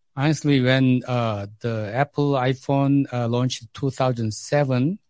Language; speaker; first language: English; non-native, fluent; Korean